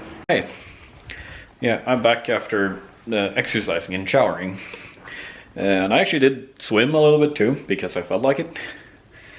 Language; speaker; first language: English; non-native, fluent; Swedish